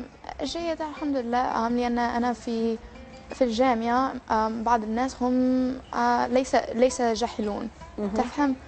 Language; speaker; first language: Arabic; early bilingual, heritage; English